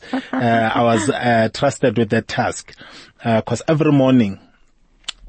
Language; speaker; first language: English; non-native, local second language; Zulu